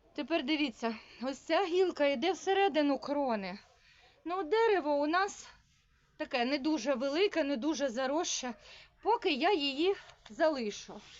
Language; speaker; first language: Ukrainian; non-native, local second language; Russian